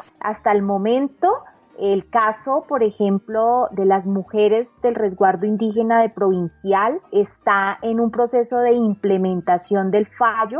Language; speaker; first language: Spanish; native; Spanish